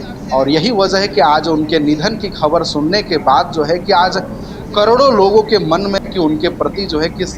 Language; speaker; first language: Hindi; native; Hindi